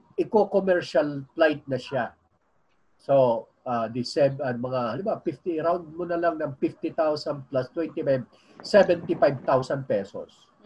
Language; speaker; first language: Filipino; native; Filipino